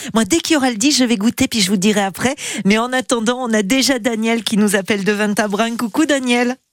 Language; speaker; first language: French; native; French